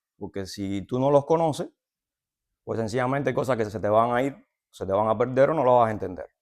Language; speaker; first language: Spanish; native; Spanish